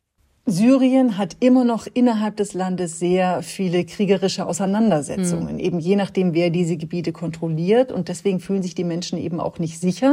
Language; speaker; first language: German; native; German